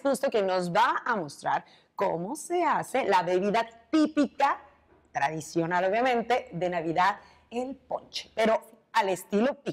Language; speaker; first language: Spanish; native; Spanish